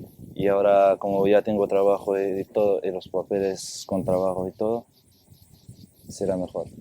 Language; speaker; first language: Spanish; non-native, fluent; Arabic